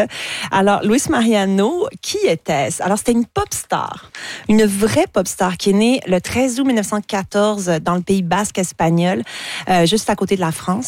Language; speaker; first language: French; native; French